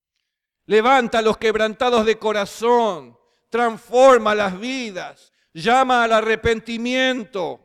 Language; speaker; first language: Spanish; native; Spanish